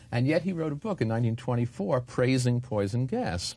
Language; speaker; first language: English; native; English